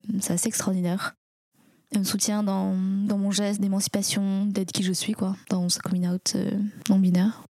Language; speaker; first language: French; early bilingual, other home language; Chinese